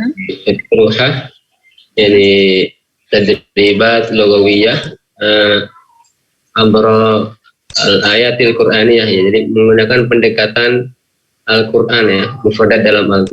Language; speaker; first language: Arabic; non-native, learner; Indonesian